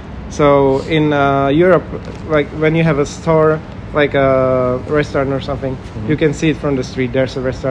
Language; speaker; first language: English; non-native, fluent; Czech